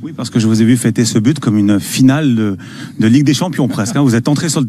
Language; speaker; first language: French; native; French